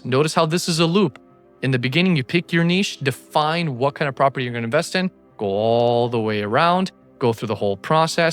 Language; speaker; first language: English; native; English